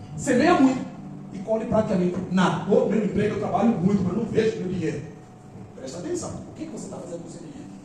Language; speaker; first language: Portuguese; non-native, local second language; Upper Guinea Crioulo